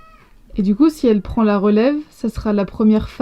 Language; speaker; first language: French; native; French